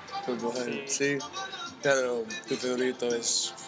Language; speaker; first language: Spanish; non-native, learner; English